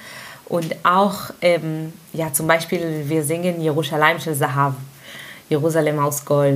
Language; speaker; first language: German; non-native, fluent; Hebrew